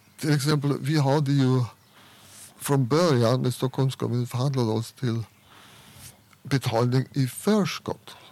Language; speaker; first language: Swedish; non-native, fluent; German